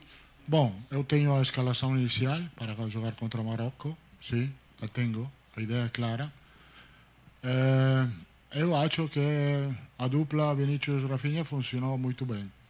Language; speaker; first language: Portuguese; non-native, fluent; Italian